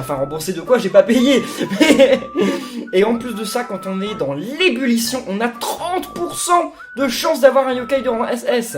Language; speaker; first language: French; native; French